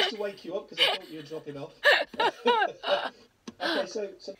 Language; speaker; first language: English; native; English